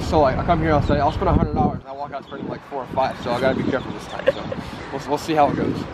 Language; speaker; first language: English; native; English